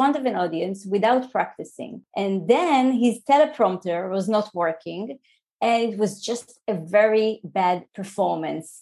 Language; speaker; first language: English; non-native, fluent; Hebrew